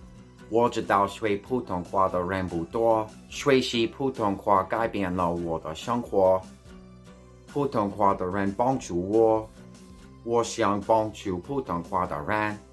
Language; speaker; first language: Chinese; non-native, learner; English